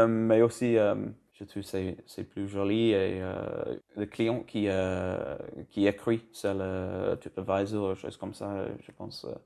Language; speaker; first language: French; non-native, learner; English